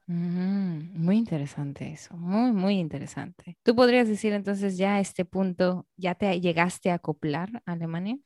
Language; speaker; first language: Spanish; native; Spanish